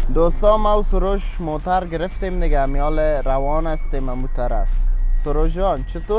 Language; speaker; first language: Persian; native; Persian